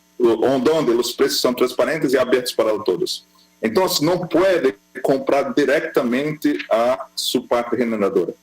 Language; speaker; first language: Spanish; non-native, fluent; Portuguese